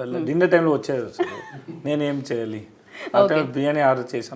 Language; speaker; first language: Telugu; non-native, learner; Tamil